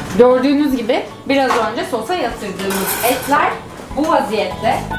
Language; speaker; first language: Turkish; native; Turkish